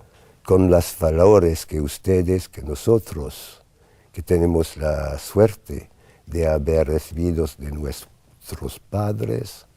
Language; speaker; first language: Spanish; non-native, fluent; English